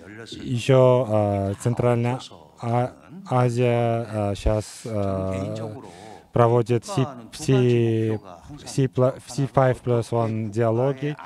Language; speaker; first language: Russian; non-native, fluent; Korean